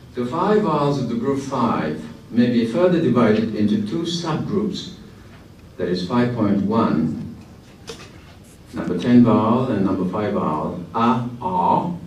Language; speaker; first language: English; non-native, fluent; Korean